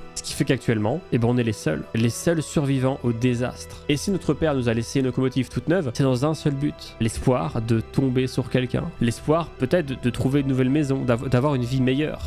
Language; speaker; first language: French; native; French